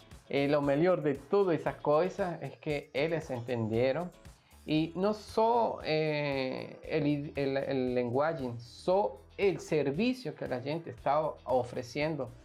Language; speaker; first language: Portuguese; non-native, learner; Spanish